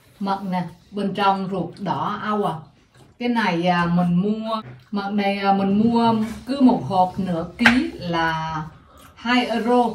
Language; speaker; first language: Vietnamese; native; Vietnamese